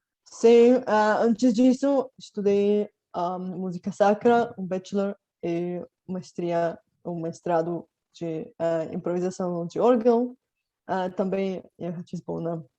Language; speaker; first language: Portuguese; non-native, fluent; Bulgarian